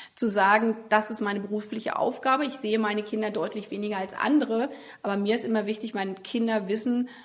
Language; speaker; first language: German; native; German